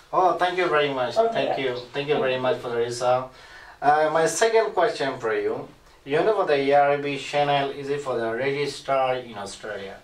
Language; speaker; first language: English; non-native, learner; Rohingya